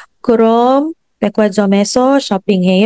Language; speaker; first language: Korean; non-native, fluent; Filipino